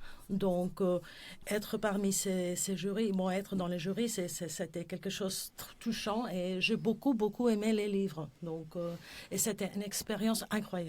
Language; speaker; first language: French; non-native, fluent; Spanish